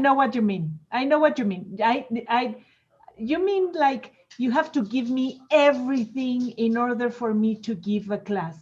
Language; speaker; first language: English; non-native, fluent; Spanish